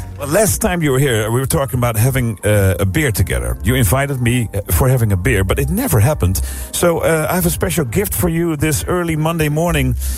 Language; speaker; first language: English; non-native, fluent; Dutch